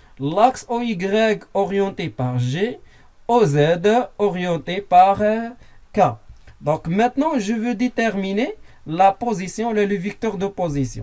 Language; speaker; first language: French; non-native, local second language; Arabic